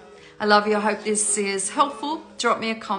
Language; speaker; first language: English; native; English